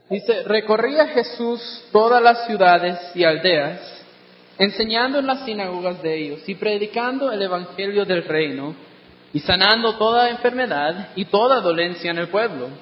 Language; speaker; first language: Spanish; non-native, fluent; English